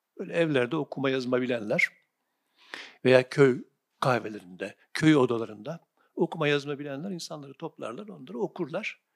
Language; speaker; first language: Turkish; native; Turkish